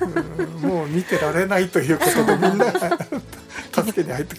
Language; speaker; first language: Japanese; native; Japanese